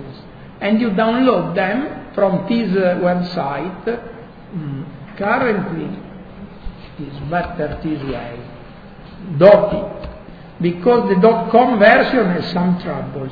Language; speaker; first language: English; non-native, fluent; Italian